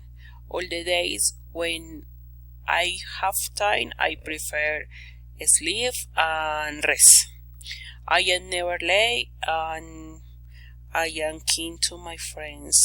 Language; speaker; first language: English; non-native, learner; Spanish